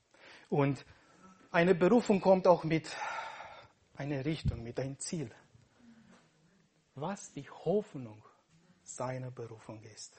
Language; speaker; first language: German; non-native, fluent; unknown